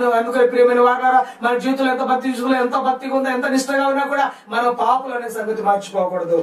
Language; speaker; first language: Telugu; non-native, local second language; Lambadi